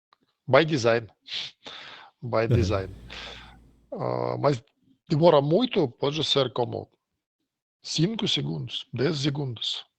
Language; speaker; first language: Portuguese; non-native, learner; Russian